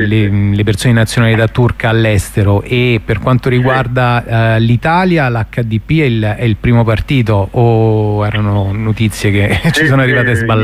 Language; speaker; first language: Italian; native; Italian